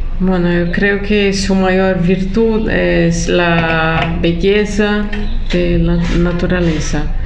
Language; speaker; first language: Spanish; non-native, learner; Portuguese